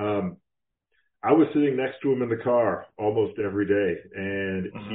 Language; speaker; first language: English; native; English